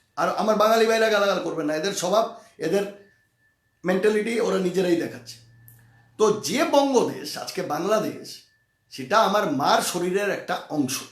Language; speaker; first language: Bangla; native; Bangla